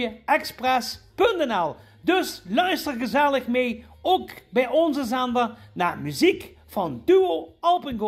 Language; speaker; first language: Dutch; native; Dutch